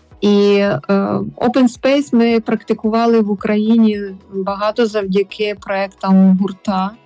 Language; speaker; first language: Ukrainian; native; Ukrainian